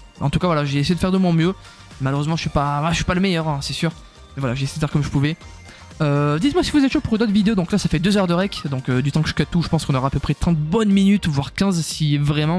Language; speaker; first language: French; native; French